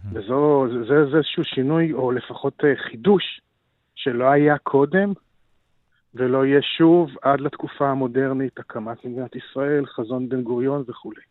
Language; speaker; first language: Hebrew; native; Hebrew